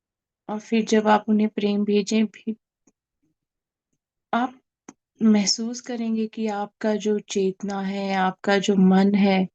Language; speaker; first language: Hindi; native; Hindi